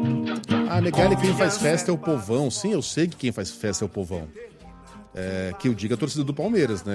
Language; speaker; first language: Portuguese; native; Portuguese